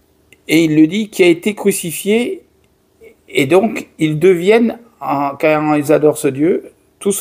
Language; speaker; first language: French; native; French